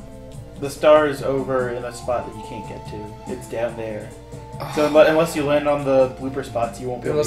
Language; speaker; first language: English; native; English